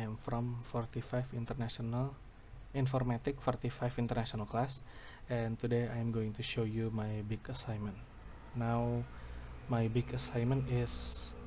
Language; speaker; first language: English; non-native, local second language; Indonesian